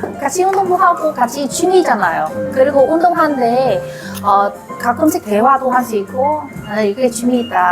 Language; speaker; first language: Korean; non-native, learner; Vietnamese